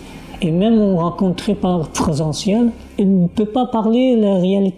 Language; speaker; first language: French; non-native, learner; Uyghur